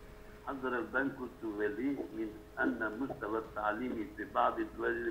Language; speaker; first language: Arabic; non-native, learner; Turkish